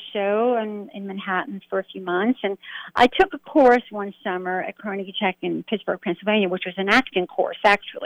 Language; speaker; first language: English; native; English